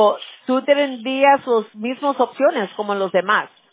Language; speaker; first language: Spanish; early bilingual, heritage; Spanish